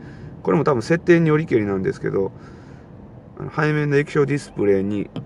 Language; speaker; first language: Japanese; native; Japanese